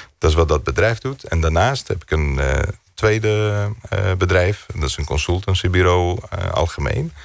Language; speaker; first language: Dutch; non-native, fluent; Greek